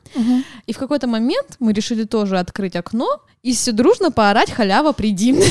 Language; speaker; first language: Russian; native; Russian